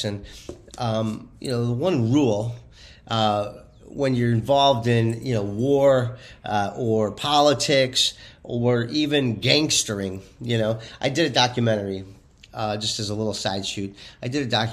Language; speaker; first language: English; native; English